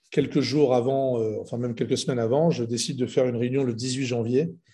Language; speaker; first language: French; non-native, local second language; Arabic